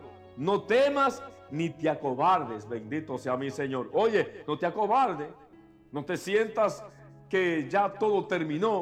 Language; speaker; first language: Spanish; native; Spanish